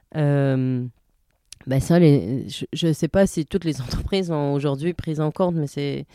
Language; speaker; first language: French; native; French